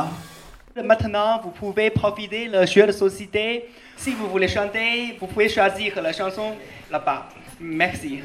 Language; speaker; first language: French; non-native, learner; Chinese